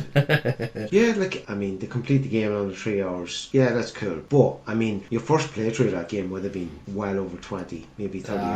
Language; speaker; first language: English; native; English